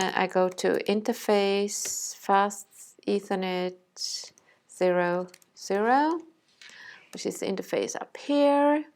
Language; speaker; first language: English; non-native, fluent; Danish